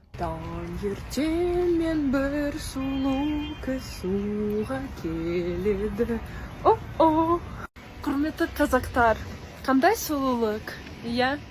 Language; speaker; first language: Kazakh; non-native, learner; Russian